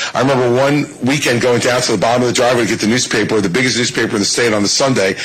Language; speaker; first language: English; native; English